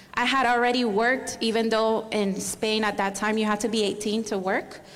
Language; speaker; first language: English; non-native, fluent; Spanish